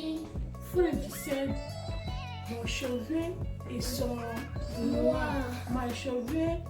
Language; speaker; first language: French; non-native, learner; Igbo